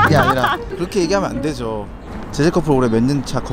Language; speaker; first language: Korean; native; Korean